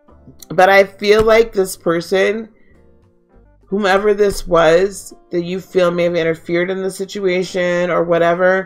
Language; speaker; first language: English; native; English